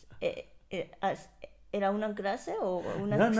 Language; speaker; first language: Spanish; non-native, fluent; Japanese